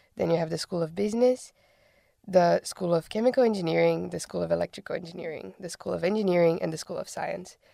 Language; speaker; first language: English; non-native, fluent; Portuguese